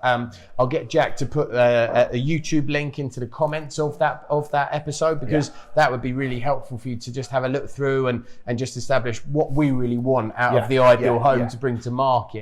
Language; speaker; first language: English; native; English